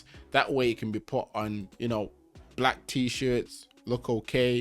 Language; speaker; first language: English; native; English